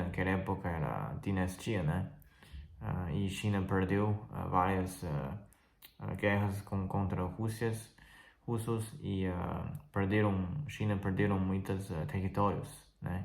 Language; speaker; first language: Portuguese; non-native, fluent; Chinese